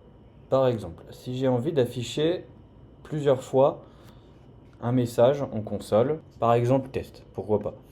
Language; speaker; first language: French; native; French